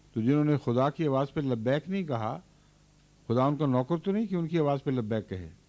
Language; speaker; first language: Urdu; native; Urdu